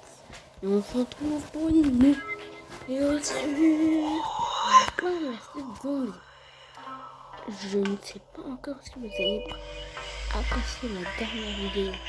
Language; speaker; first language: French; native; French